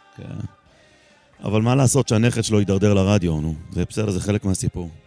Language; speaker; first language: Hebrew; native; Hebrew